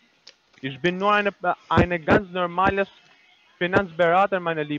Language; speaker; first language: German; non-native, learner; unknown